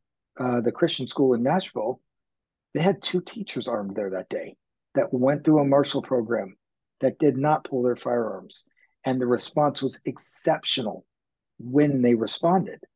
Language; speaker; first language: English; native; English